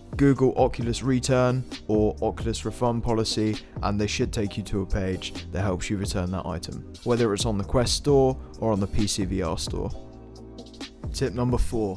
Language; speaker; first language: English; native; English